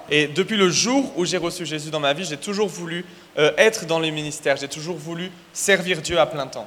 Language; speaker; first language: French; native; French